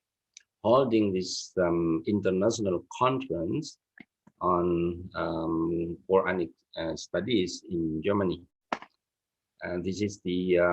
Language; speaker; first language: English; non-native, fluent; Indonesian